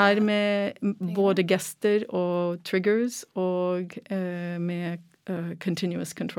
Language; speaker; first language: Norwegian; non-native, fluent; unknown